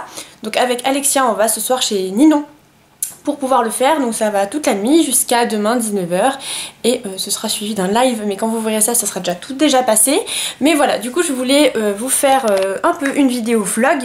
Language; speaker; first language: French; native; French